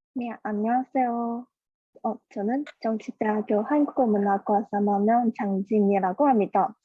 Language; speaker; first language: Korean; non-native, fluent; Chinese